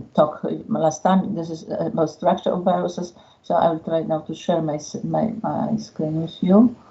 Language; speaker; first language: English; non-native, fluent; Polish